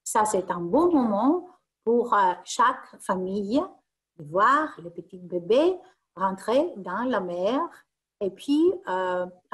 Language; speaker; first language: French; non-native, fluent; Greek